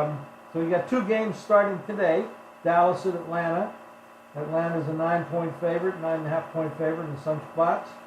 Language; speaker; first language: English; native; English